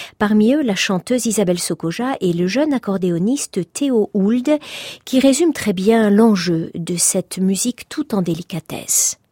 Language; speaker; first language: French; native; French